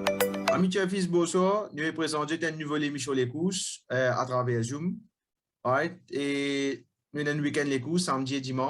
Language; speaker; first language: French; non-native, local second language; Morisyen